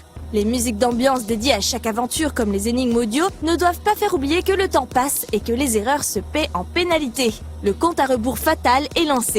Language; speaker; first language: French; native; French